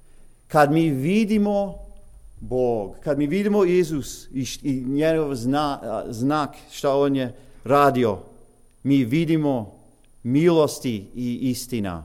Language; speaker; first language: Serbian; early bilingual, heritage; English